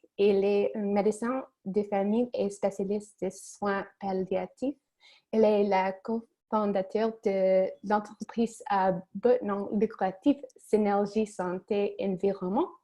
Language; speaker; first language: French; non-native, learner; English